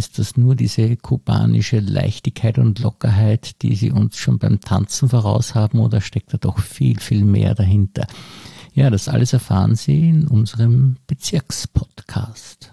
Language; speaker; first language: German; native; German